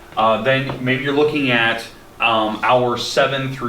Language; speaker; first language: English; native; English